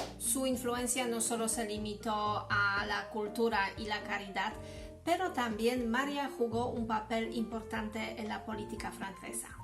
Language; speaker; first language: Spanish; non-native, fluent; Polish